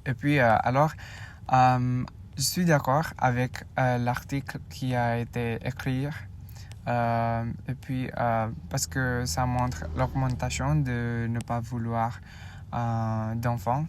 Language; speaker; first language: French; non-native, learner; Indonesian